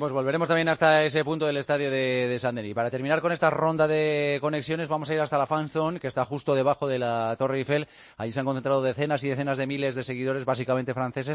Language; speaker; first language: Spanish; native; Spanish